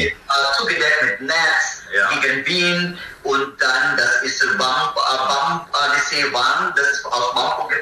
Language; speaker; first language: German; non-native, learner; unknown